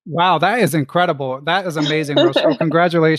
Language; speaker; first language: English; native; English